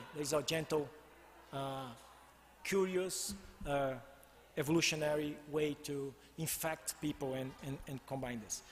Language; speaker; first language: English; non-native, fluent; Portuguese